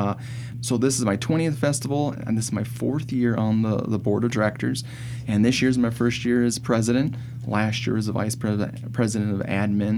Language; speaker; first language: English; native; English